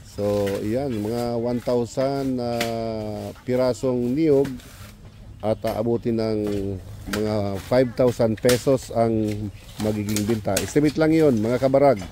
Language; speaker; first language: Filipino; non-native, local second language; Bikol